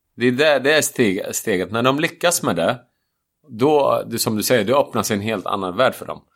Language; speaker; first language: Swedish; non-native, fluent; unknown